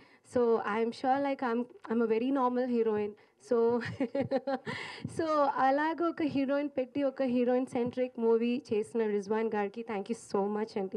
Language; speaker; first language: Telugu; non-native, learner; Malayalam